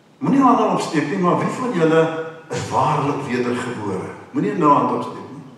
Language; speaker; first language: Afrikaans; non-native, local second language; English